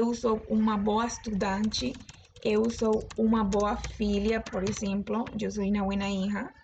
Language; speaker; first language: Portuguese; non-native, learner; Spanish